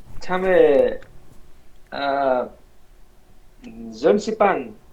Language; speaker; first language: Korean; non-native, learner; Vietnamese